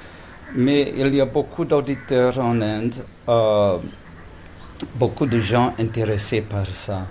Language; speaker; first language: French; non-native, fluent; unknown